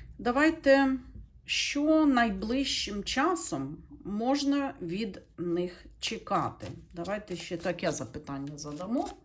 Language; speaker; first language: Ukrainian; non-native, local second language; Russian